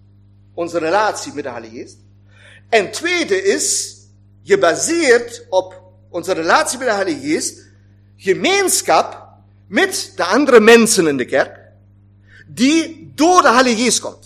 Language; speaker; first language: Dutch; non-native, fluent; German